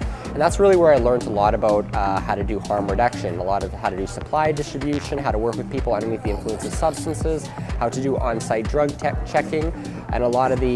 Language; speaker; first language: English; native; English